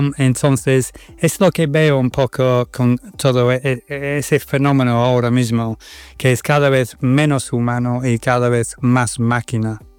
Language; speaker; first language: Spanish; non-native, fluent; English